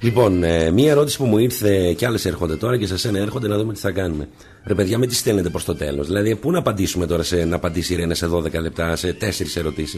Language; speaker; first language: Greek; native; Greek